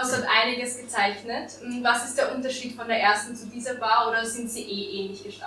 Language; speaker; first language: German; native; German